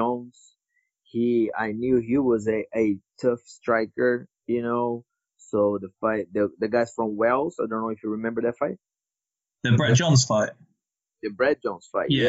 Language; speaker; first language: English; non-native, fluent; Portuguese